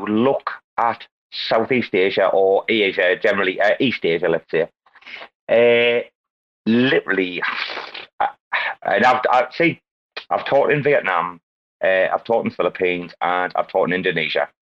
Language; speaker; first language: English; native; English